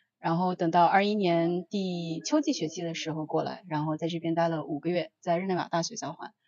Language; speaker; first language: Chinese; early bilingual, heritage; Chinese